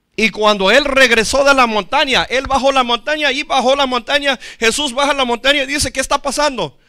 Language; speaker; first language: Spanish; non-native, fluent; English